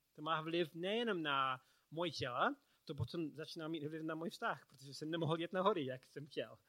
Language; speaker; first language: Czech; non-native, fluent; English